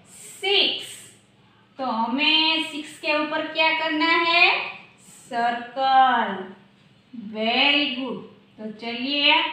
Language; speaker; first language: Hindi; non-native, local second language; Gujarati